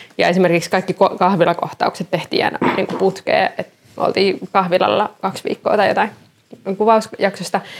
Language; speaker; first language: Finnish; native; Finnish